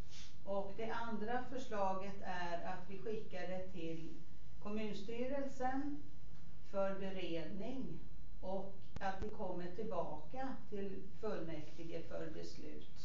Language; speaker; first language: Swedish; native; Swedish